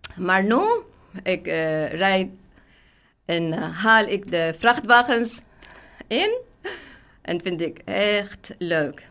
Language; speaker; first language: Dutch; non-native, learner; Arabic